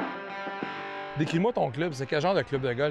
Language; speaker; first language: French; native; French